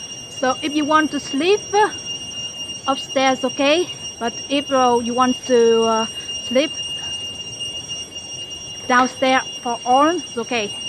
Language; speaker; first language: English; non-native, learner; Vietnamese